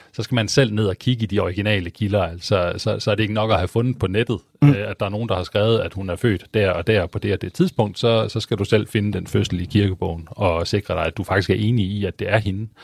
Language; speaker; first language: Danish; native; Danish